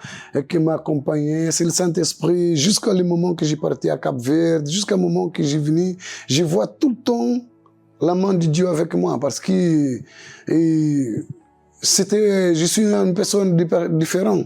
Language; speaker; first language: French; non-native, local second language; Portuguese